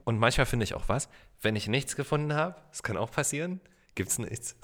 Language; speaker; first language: German; native; German